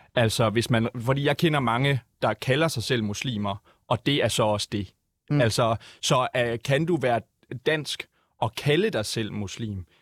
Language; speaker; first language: Danish; native; Danish